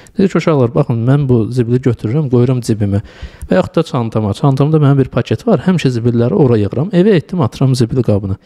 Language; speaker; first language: Azerbaijani; native; Azerbaijani